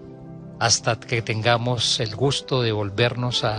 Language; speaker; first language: Spanish; native; Spanish